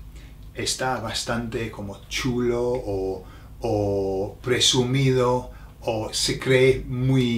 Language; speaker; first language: Spanish; non-native, fluent; English